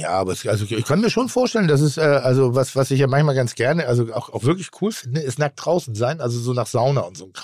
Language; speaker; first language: German; native; German